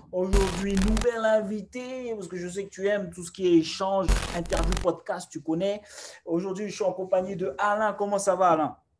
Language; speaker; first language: French; native; French